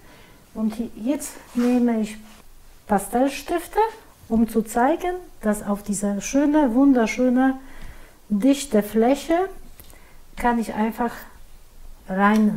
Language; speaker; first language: German; non-native, fluent; Polish